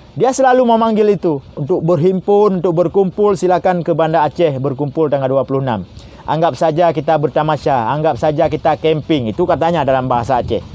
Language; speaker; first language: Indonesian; non-native, local second language; Achinese